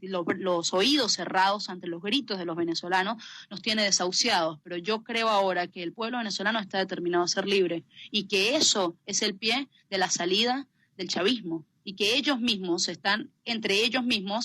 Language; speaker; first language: Spanish; native; Spanish